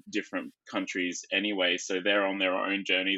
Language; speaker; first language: English; native; English